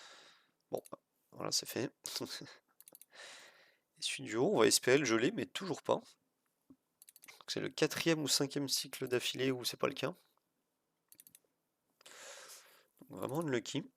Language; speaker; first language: French; native; French